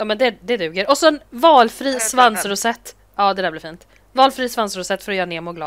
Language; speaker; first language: Swedish; native; Swedish